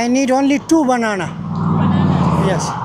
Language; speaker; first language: English; non-native, fluent; Bangla